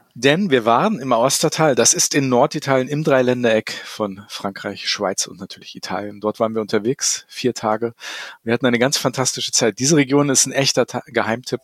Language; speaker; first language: German; native; German